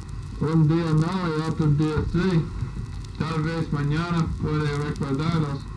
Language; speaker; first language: Spanish; non-native, learner; English